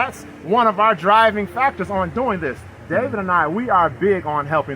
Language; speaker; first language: English; native; English